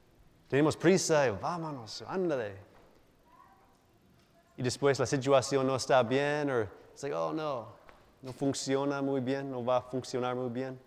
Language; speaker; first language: Spanish; non-native, fluent; English